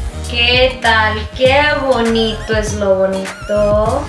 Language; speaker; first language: Spanish; early bilingual, heritage; Spanish